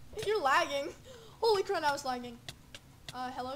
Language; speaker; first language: English; native; English